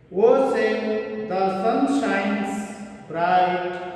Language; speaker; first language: English; non-native, local second language; Kannada